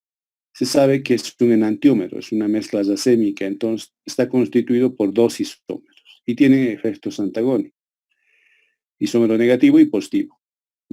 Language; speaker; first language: Spanish; native; Spanish